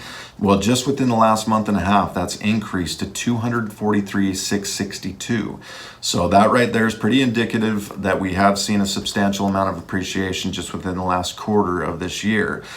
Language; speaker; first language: English; native; English